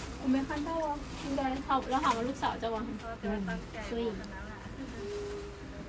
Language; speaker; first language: Chinese; non-native, learner; Lao